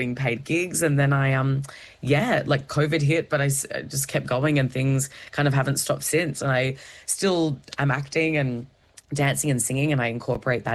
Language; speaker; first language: English; native; English